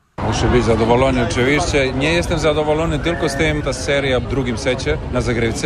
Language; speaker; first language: Polish; non-native, learner; Serbian